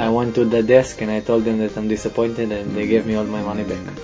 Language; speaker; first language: English; non-native, fluent; Hebrew